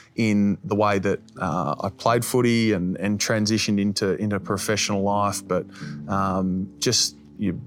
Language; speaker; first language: English; native; English